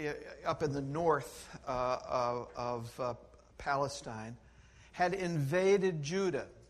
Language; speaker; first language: English; native; English